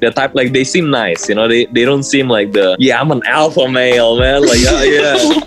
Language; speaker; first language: English; early bilingual, heritage; English